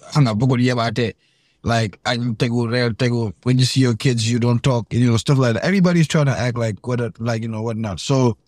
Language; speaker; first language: English; non-native, local second language; Wolof